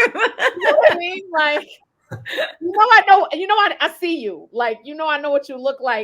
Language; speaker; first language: English; native; English